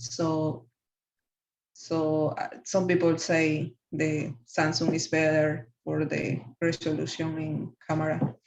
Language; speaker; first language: English; non-native, learner; Spanish